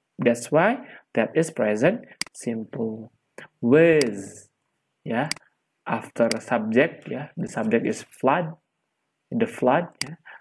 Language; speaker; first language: English; non-native, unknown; Indonesian